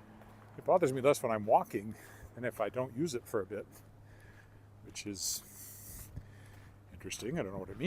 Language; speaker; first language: English; native; English